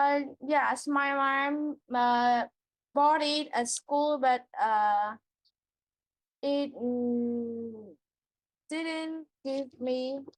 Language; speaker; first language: English; non-native, learner; Vietnamese